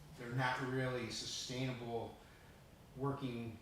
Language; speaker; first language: English; early bilingual, other home language; Italian